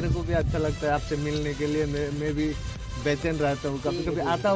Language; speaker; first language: Hindi; non-native, local second language; Assamese